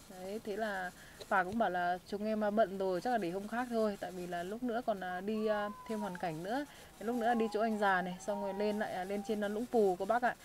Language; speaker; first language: Vietnamese; non-native, local second language; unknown